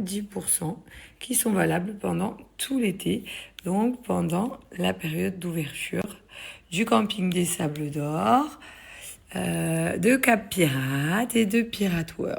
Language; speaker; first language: French; native; French